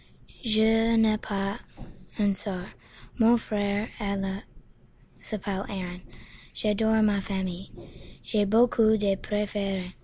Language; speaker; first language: French; non-native, learner; English